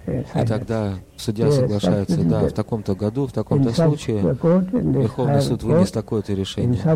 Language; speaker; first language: Russian; native; Russian